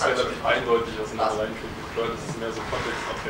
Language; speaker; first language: German; native; German